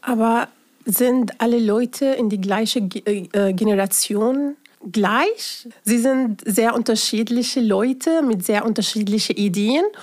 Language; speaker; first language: German; non-native, fluent; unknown